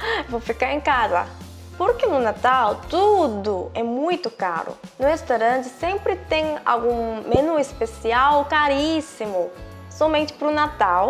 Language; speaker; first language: Portuguese; non-native, fluent; Korean